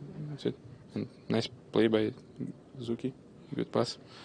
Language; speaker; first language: English; non-native, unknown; Russian